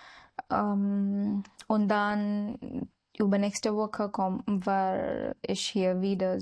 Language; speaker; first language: German; non-native, learner; Marathi